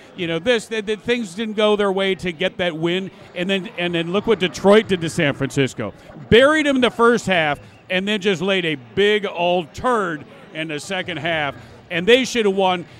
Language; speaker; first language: English; native; English